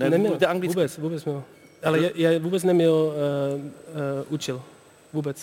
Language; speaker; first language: Czech; non-native, learner; Dutch